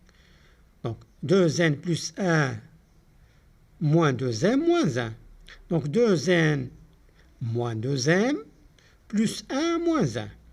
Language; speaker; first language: French; non-native, local second language; Arabic